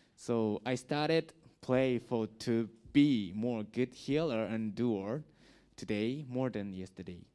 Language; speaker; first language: English; non-native, learner; Japanese